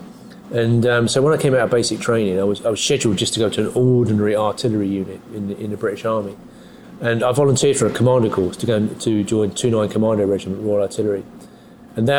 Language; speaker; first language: English; native; English